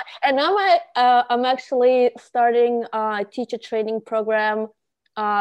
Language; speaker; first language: English; non-native, fluent; Russian